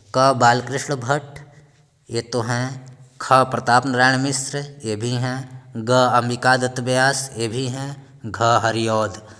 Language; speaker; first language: Hindi; native; Hindi